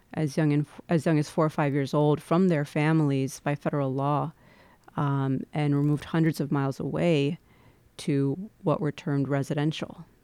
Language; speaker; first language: English; native; English